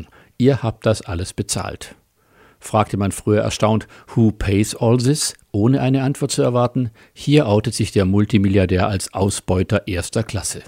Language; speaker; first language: German; native; German